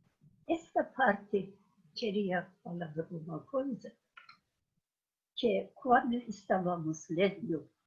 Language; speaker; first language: Portuguese; non-native, fluent; Persian